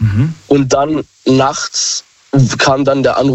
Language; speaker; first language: German; native; German